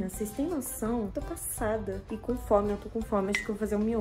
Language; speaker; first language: Portuguese; native; Portuguese